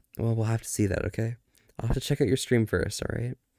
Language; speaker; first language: English; native; English